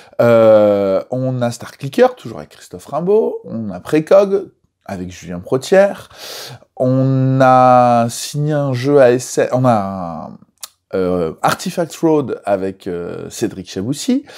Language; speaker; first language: French; native; French